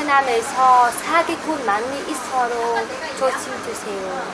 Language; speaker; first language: Korean; non-native, learner; Vietnamese